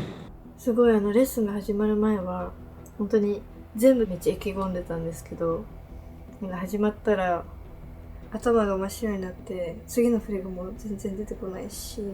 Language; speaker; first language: Japanese; native; Japanese